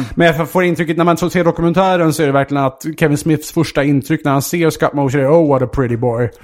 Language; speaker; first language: Swedish; native; Swedish